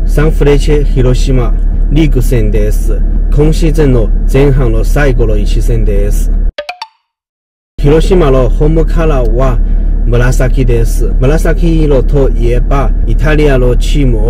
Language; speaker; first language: Japanese; non-native, fluent; Chinese